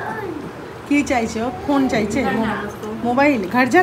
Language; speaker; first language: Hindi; non-native, local second language; Bangla